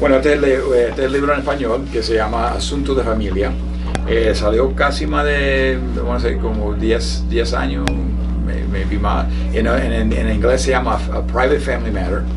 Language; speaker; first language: Spanish; early bilingual, heritage; Spanish